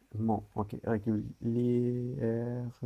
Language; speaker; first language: French; non-native, fluent; Sinhala